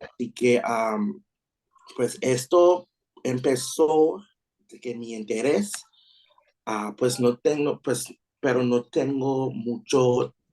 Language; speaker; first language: Spanish; non-native, learner; English